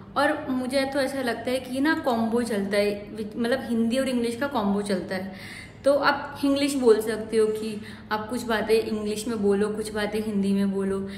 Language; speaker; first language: Hindi; native; Hindi